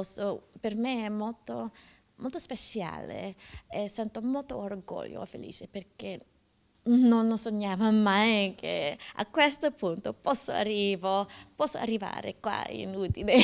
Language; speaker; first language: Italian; non-native, learner; English